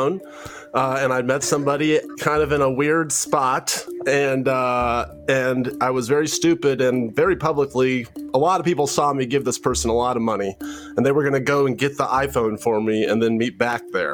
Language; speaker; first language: English; native; English